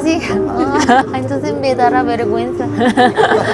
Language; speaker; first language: Spanish; non-native, learner; Korean